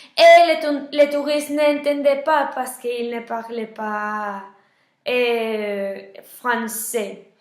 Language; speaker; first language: French; non-native, learner; Spanish